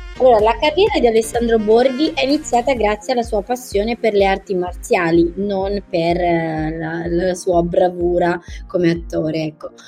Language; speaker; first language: Italian; native; Italian